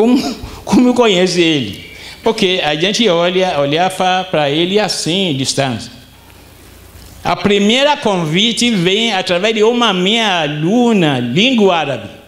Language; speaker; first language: Portuguese; non-native, fluent; Arabic